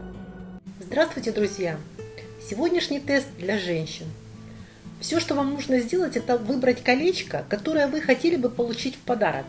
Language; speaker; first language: Russian; native; Russian